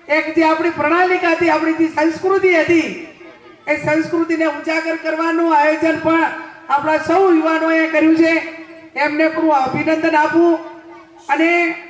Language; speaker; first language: Gujarati; native; Gujarati